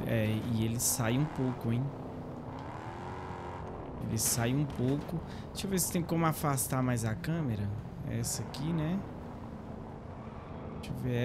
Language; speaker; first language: Portuguese; native; Portuguese